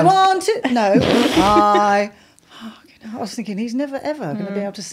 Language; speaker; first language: English; native; English